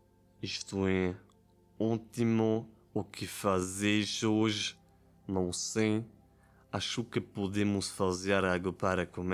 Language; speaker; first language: Portuguese; non-native, learner; German